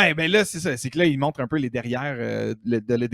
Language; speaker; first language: French; native; French